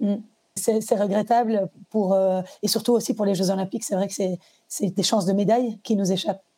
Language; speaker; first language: French; native; French